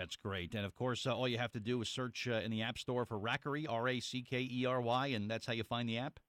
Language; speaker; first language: English; native; English